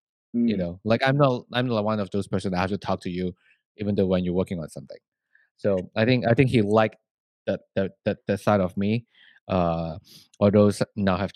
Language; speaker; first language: English; non-native, local second language; Chinese